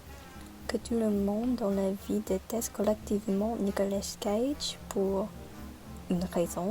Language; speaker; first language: French; non-native, learner; English